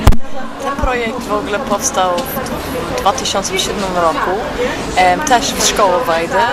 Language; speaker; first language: Polish; non-native, fluent; English